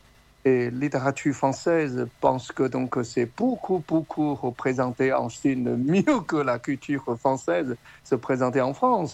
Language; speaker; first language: French; non-native, fluent; Chinese